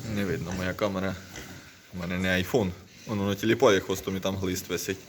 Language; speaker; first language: Ukrainian; native; Ukrainian